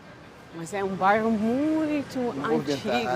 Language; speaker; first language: Portuguese; non-native, learner; Dutch